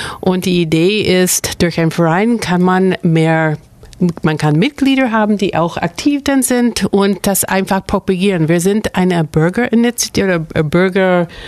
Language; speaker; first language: German; non-native, fluent; English